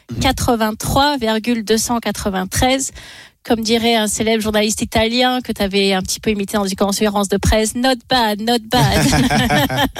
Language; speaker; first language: French; native; French